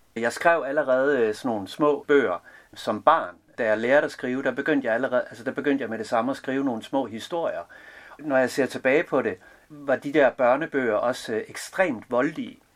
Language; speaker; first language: Danish; early bilingual, other home language; Serbian